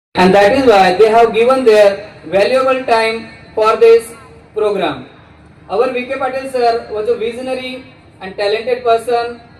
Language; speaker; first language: English; non-native, local second language; Marathi